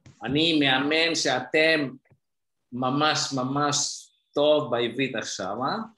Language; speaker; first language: Hebrew; non-native, fluent; Indonesian